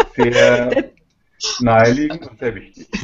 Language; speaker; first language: German; native; German